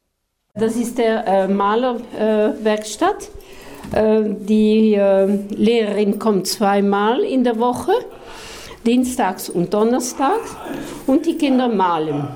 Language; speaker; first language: German; non-native, fluent; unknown